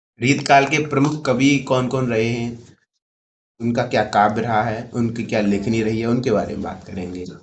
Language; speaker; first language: Hindi; native; Hindi